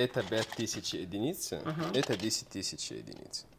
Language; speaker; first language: Russian; non-native, learner; Arabic